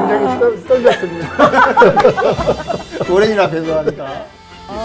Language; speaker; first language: Korean; native; Korean